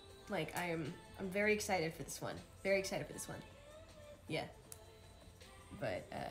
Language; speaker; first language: English; native; English